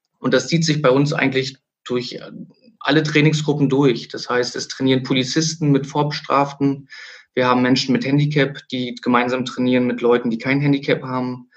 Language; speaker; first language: German; native; German